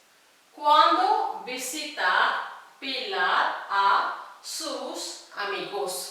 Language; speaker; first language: Spanish; non-native, fluent; Tamil